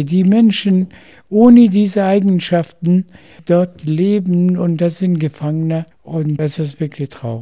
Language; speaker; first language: German; non-native, fluent; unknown